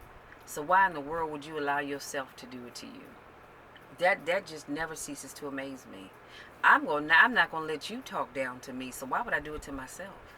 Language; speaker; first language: English; native; English